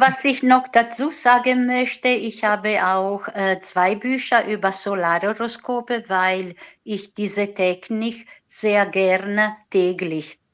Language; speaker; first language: German; non-native, fluent; Italian